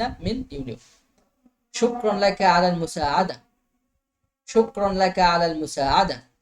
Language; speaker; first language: Arabic; non-native, fluent; Bangla